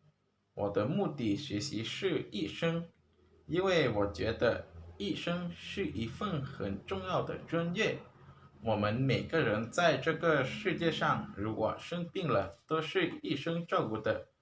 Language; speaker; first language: Chinese; non-native, learner; Lao